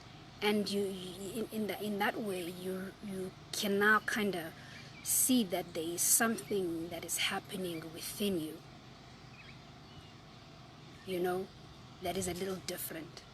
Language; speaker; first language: English; non-native, local second language; Zulu